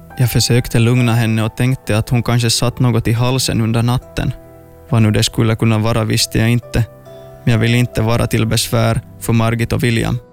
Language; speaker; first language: Swedish; native; Swedish